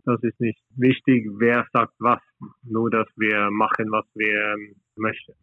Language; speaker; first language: German; non-native, learner; Norwegian